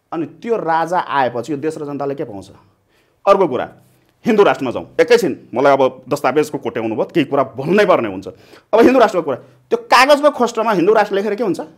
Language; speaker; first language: Nepali; non-native, local second language; Maithili